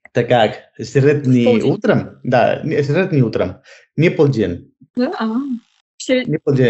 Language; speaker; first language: Russian; non-native, learner; Spanish